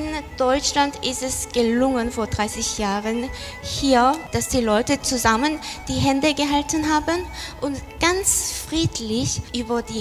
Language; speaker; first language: German; non-native, fluent; Korean